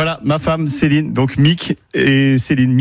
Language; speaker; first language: French; native; French